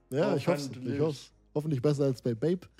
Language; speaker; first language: German; native; German